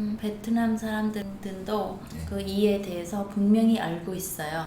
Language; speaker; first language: Korean; non-native, fluent; Vietnamese